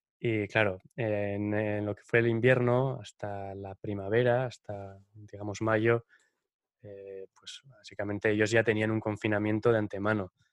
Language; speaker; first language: Spanish; native; Spanish